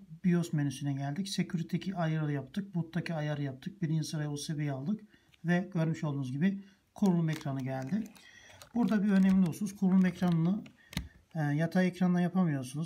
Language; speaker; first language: Turkish; native; Turkish